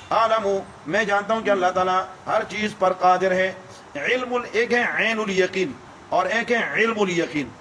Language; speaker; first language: Urdu; non-native, local second language; Pashto